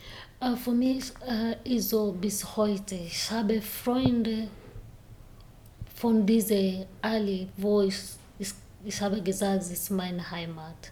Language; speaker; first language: German; non-native, learner; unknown